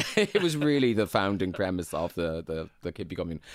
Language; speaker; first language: English; native; English